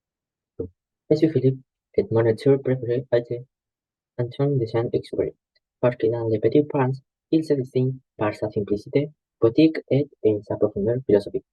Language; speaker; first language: French; non-native, learner; Spanish